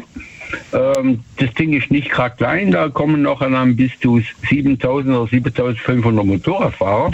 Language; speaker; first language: German; native; German